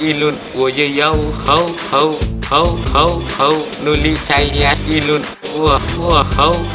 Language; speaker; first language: Chinese; non-native, learner; Indonesian